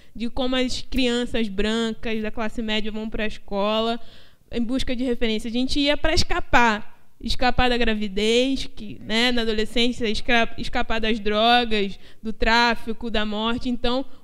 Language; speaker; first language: Portuguese; native; Portuguese